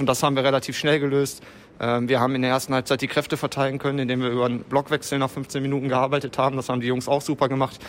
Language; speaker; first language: German; native; German